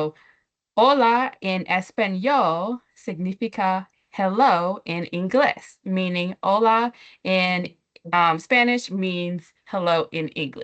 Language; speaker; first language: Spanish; non-native, learner; English